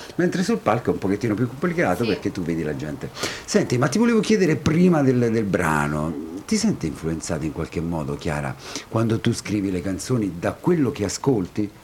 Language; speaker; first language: Italian; native; Italian